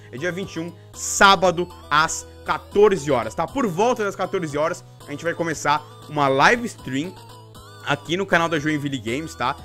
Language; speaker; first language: Portuguese; native; Portuguese